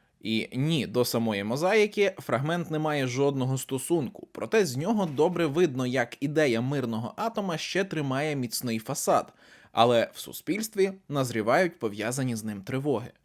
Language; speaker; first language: Ukrainian; native; Ukrainian